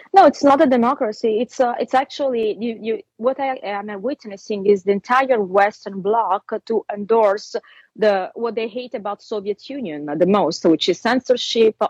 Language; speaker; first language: English; non-native, fluent; Italian